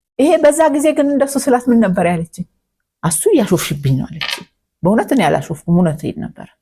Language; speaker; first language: Amharic; native; Amharic